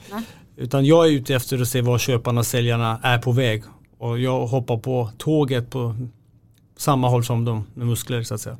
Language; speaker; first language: Swedish; native; Swedish